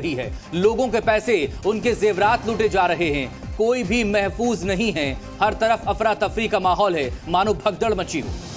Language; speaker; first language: Hindi; native; Hindi